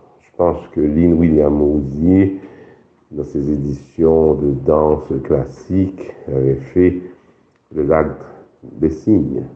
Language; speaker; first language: French; non-native, local second language; Haitian Creole